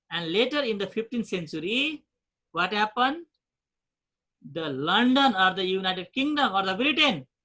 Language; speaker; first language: English; non-native, fluent; Nepali